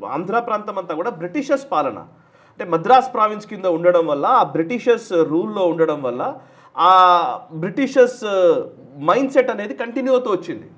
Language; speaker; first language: Telugu; native; Telugu